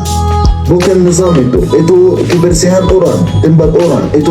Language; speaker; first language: Indonesian; non-native, learner; Arabic